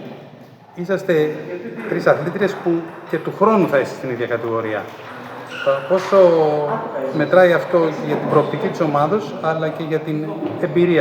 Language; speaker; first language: Greek; native; Greek